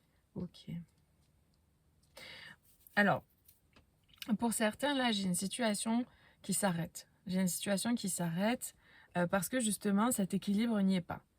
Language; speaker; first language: French; native; French